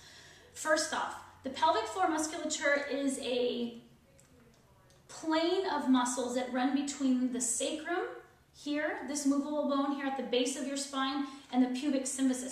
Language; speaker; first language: English; native; English